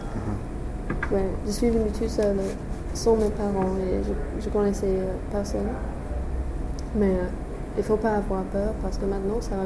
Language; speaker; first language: French; non-native, fluent; English